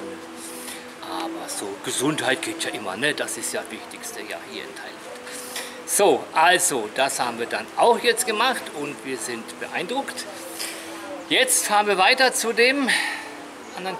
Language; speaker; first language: German; native; German